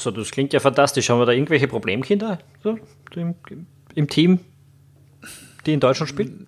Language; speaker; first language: German; native; German